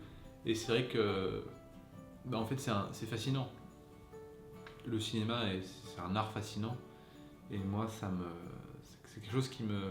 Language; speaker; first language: French; native; French